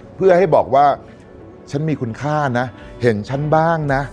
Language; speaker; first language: Thai; native; Thai